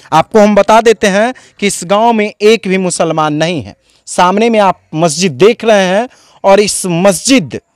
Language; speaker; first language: Hindi; native; Hindi